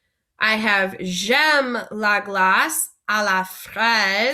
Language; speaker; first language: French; non-native, fluent; English